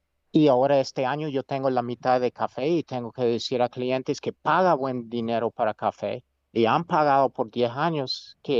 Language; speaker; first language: Spanish; non-native, fluent; English